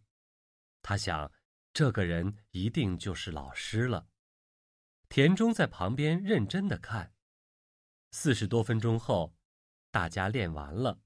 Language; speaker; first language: Chinese; native; Chinese